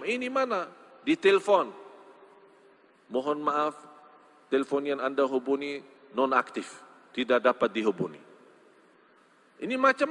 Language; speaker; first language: Indonesian; non-native, fluent; Arabic